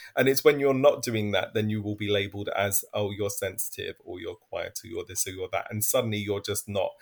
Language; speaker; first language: English; native; English